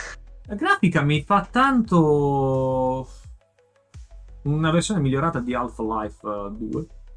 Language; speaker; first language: Italian; native; Italian